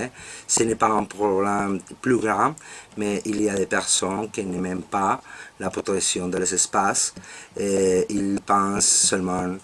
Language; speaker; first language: French; non-native, learner; Spanish